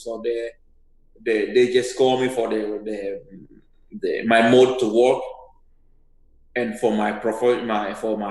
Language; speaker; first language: English; non-native, learner; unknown